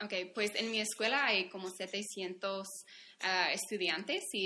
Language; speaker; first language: Spanish; non-native, fluent; English